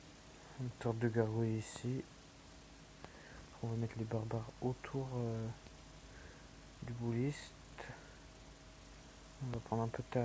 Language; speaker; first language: French; native; French